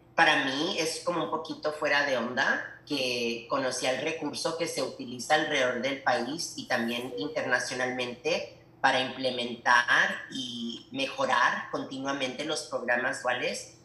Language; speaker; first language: English; early bilingual, other home language; Spanish